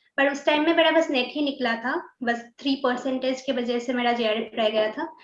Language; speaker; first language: Hindi; non-native, local second language; Bangla